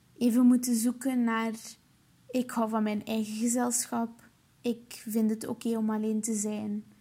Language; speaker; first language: Dutch; early bilingual, other home language; Portuguese